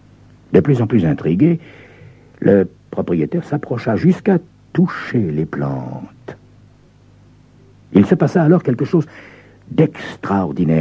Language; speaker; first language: French; native; French